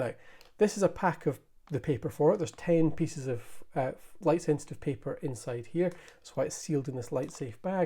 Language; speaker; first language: English; native; English